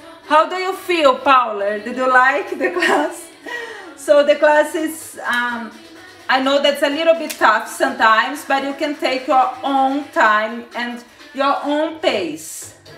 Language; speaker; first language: English; non-native, fluent; Portuguese